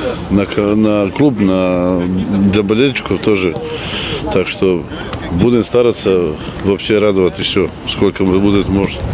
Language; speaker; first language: Russian; non-native, fluent; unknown